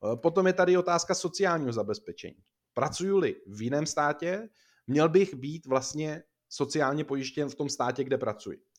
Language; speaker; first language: Czech; native; Czech